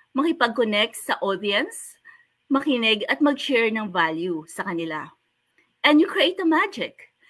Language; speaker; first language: Filipino; native; Filipino